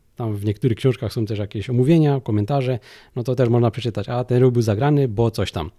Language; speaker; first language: Polish; native; Polish